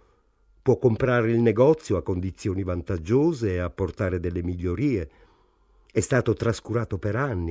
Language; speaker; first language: Italian; native; Italian